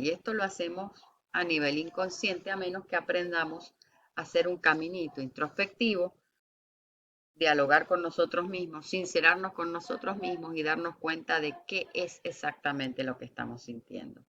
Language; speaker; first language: Spanish; native; Spanish